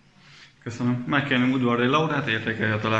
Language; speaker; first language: Hungarian; native; Hungarian